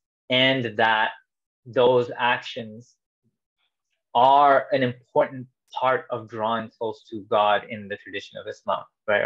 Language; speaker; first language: English; native; English